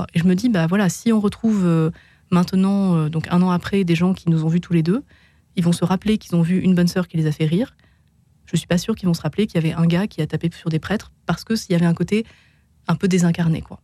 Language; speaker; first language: French; native; French